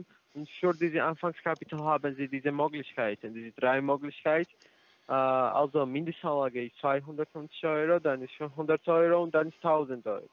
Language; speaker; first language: German; non-native, learner; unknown